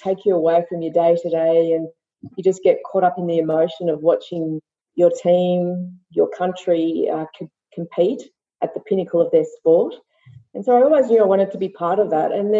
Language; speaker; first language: English; native; English